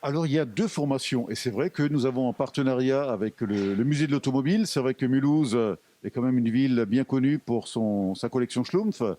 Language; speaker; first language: French; native; French